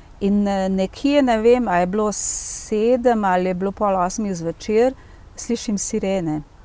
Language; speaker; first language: Slovenian; native; Slovenian